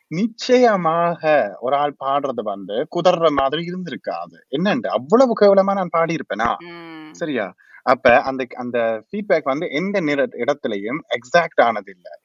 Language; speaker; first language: Tamil; early bilingual, heritage; Tamil